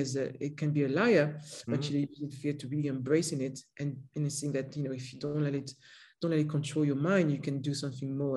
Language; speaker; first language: English; non-native, fluent; French